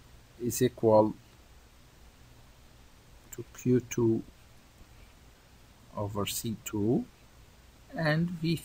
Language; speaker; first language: English; non-native, fluent; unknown